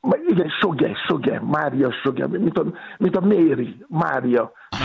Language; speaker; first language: Hungarian; non-native, fluent; Yoruba